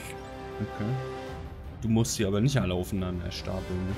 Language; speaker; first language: German; native; German